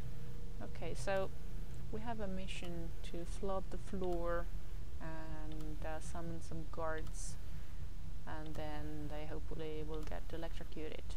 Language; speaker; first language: English; non-native, fluent; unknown